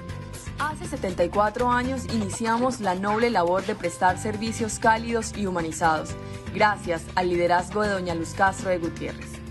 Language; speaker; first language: Spanish; native; Spanish